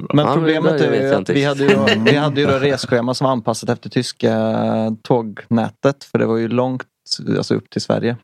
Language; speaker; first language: Swedish; native; Swedish